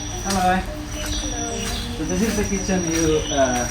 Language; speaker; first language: English; non-native, local second language; Malayalam